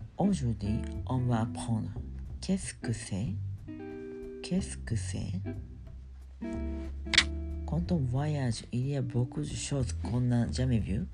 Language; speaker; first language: French; non-native, fluent; Japanese